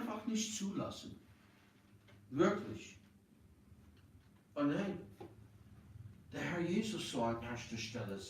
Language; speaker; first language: German; non-native, fluent; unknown